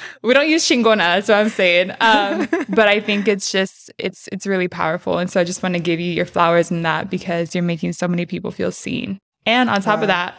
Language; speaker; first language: English; early bilingual, other home language; Spanish